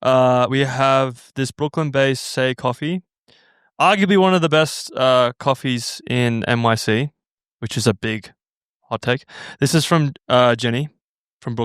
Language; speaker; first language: English; native; English